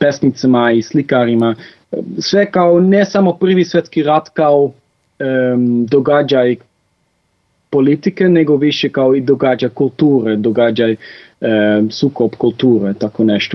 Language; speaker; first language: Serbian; non-native, fluent; Dutch